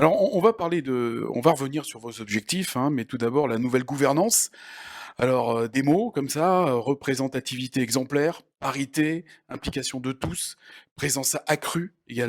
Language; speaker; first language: French; native; French